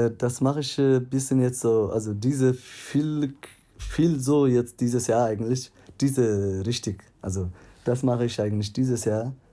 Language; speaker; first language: German; non-native, fluent; Tigrinya